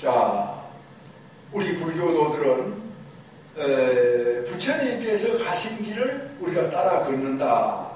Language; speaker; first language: Korean; native; Korean